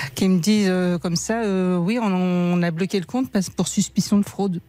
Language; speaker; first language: French; native; French